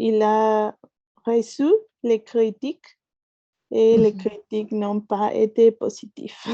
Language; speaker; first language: French; non-native, learner; Spanish